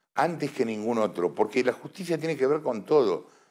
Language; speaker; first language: Spanish; native; Spanish